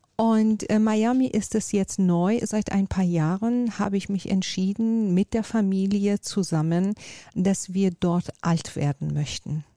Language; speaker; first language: German; non-native, fluent; Persian